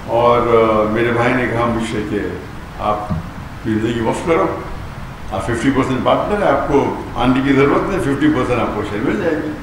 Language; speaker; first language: Urdu; non-native, local second language; Konkani